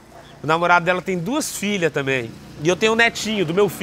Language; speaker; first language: Portuguese; native; Portuguese